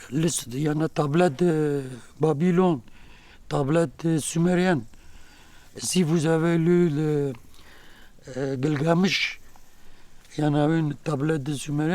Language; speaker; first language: French; non-native, learner; Kurdish